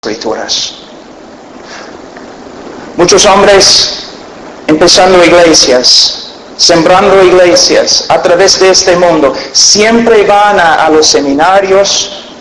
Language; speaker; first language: Spanish; non-native, fluent; English